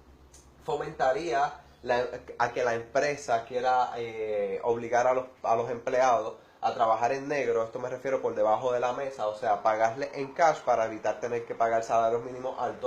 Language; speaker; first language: Spanish; native; Spanish